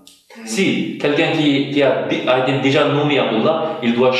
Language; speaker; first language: French; non-native, fluent; Uyghur